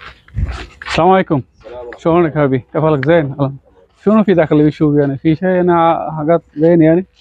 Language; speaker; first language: Arabic; non-native, learner; Bangla